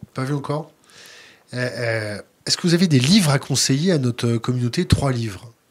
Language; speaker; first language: French; native; French